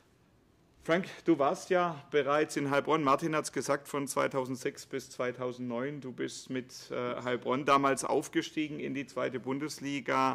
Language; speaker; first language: German; native; German